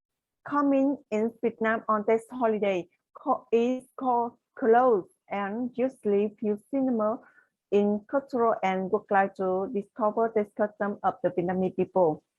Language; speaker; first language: English; non-native, learner; Vietnamese